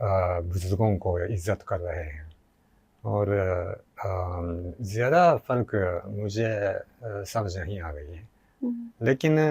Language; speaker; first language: Hindi; non-native, learner; Japanese